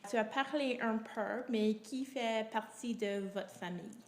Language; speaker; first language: French; non-native, local second language; English